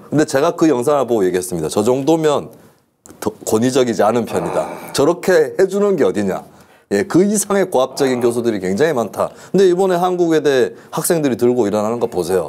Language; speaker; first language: Korean; native; Korean